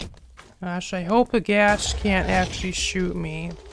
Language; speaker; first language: English; native; English